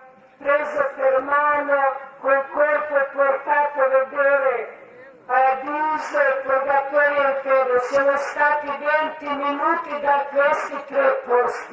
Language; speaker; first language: Italian; non-native, learner; Croatian